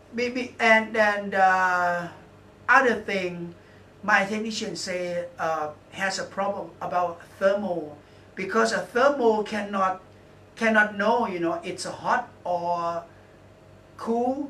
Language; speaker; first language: English; non-native, learner; Thai